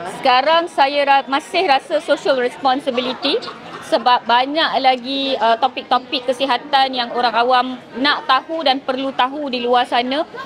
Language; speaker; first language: Malay; non-native, local second language; Tamil